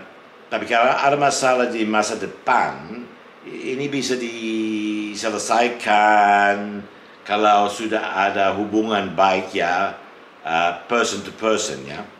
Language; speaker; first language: Indonesian; non-native, fluent; English